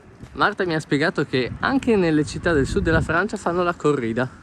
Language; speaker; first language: Italian; native; Italian